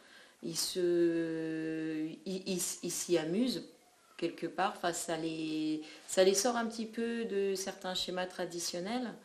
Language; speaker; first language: French; native; French